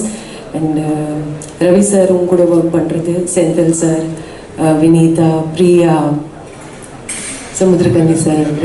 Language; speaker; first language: Tamil; non-native, local second language; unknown